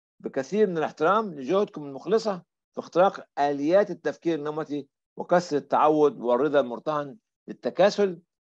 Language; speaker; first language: Arabic; native; Arabic